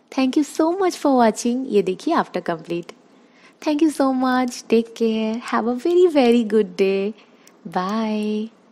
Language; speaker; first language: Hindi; non-native, local second language; Bangla